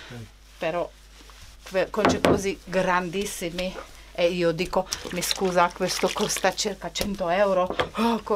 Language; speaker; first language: Italian; non-native, learner; Czech